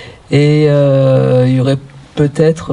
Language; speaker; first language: French; native; French